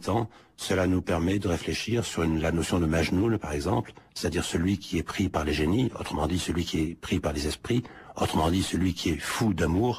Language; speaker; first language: French; native; French